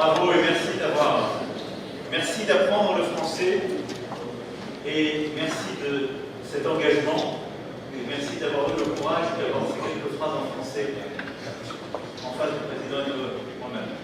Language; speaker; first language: French; native; French